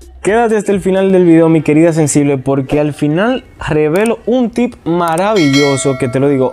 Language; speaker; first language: Spanish; native; Spanish